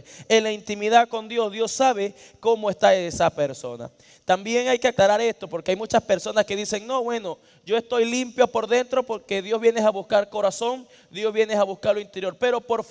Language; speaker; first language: Spanish; native; Spanish